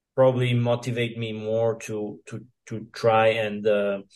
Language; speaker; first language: English; non-native, fluent; Serbian